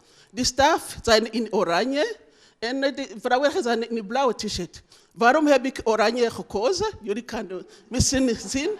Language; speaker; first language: Dutch; non-native, learner; Rundi